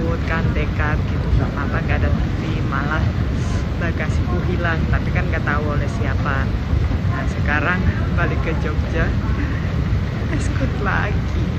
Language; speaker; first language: Indonesian; non-native, fluent; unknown